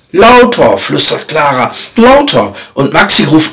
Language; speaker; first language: German; native; German